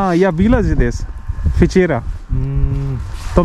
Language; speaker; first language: Russian; non-native, learner; Hindi